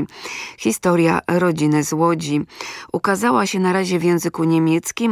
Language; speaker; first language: Polish; native; Polish